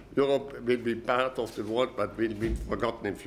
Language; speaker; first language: English; non-native, fluent; German